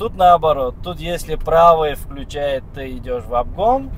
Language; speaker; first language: Russian; non-native, local second language; Tajik